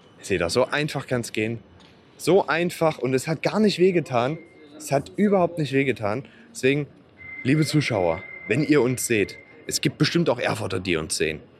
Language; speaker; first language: German; native; German